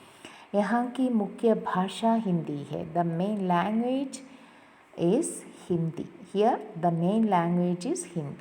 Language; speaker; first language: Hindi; non-native, local second language; Malayalam